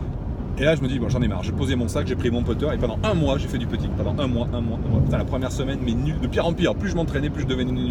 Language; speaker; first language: French; native; French